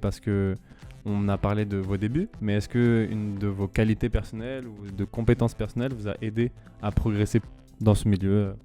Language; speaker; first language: French; non-native, fluent; Danish